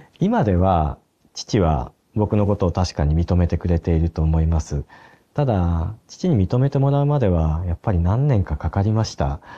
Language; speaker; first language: Japanese; native; Japanese